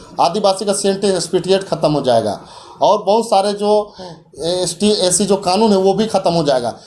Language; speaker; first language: Hindi; native; Hindi